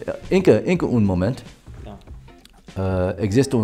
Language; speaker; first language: Romanian; non-native, learner; English